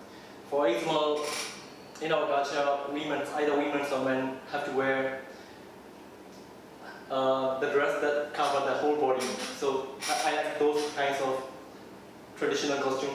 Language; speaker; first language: English; non-native, learner; Burmese